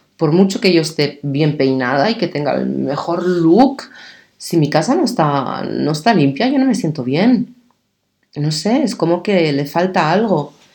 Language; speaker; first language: Spanish; early bilingual, other home language; Arabic